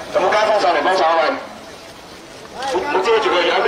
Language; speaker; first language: Chinese; native; Chinese